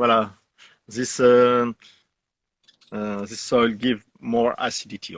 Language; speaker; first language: English; non-native, learner; French